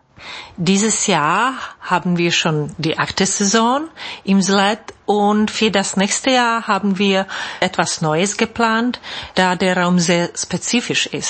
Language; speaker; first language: German; non-native, fluent; Czech